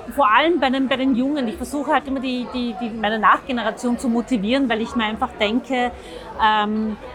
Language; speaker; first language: German; early bilingual, other home language; Zaza